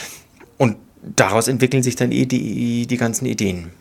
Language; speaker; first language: German; native; German